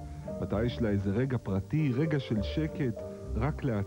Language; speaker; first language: Hebrew; native; Hebrew